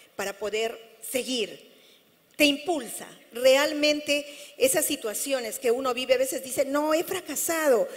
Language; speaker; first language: Spanish; native; Spanish